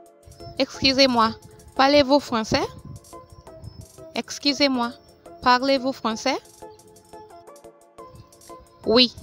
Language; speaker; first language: French; non-native, fluent; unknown